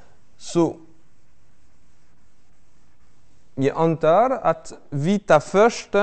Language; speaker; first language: Norwegian; non-native, fluent; French